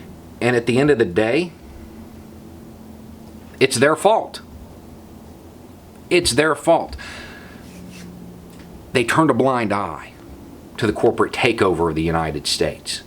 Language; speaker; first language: English; native; English